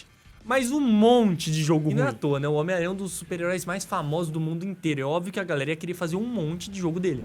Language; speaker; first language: Portuguese; native; Portuguese